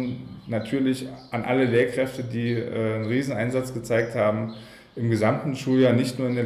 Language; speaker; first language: German; native; German